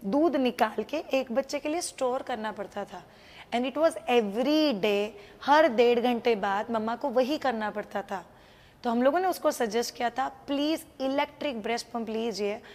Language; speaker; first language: Hindi; non-native, local second language; Marathi